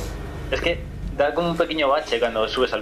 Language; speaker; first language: Spanish; native; Spanish